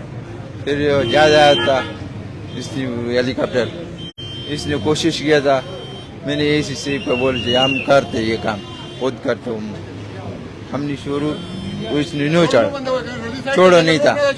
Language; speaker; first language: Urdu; non-native, local second language; Pashto